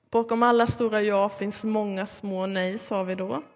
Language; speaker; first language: Swedish; native; Swedish